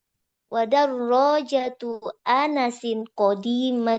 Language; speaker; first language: Arabic; non-native, learner; Indonesian